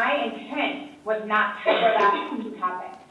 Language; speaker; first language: English; native; English